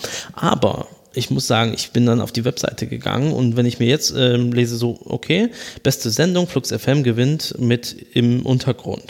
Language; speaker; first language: German; native; German